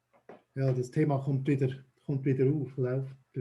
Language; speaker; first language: German; native; German